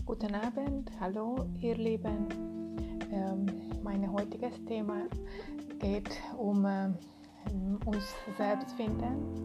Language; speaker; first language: German; non-native, learner; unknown